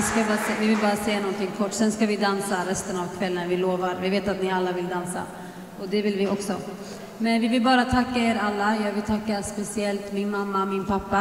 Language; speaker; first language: Swedish; early bilingual, other home language; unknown